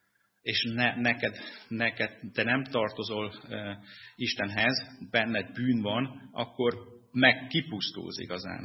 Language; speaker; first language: Hungarian; non-native, fluent; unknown